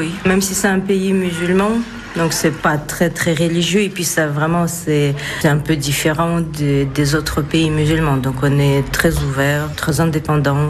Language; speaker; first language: French; non-native, fluent; Russian